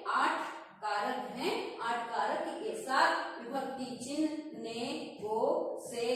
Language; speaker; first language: Hindi; non-native, local second language; Kannada